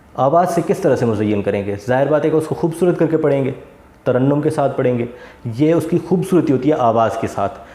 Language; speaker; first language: Urdu; non-native, local second language; Sindhi